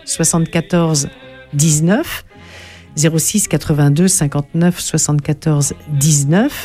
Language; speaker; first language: French; native; French